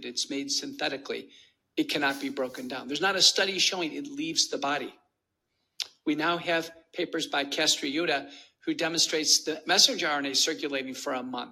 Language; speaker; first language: English; native; English